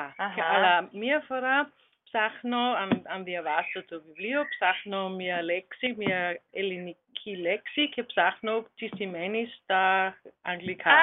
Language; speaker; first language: Greek; non-native, learner; German